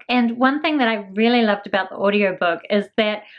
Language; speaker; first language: English; native; English